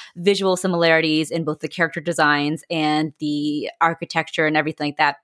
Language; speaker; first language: English; early bilingual, other home language; Vietnamese